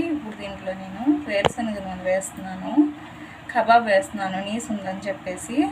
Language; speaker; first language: Telugu; non-native, local second language; Urdu